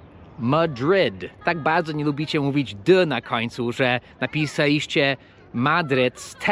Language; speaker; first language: Polish; non-native, fluent; English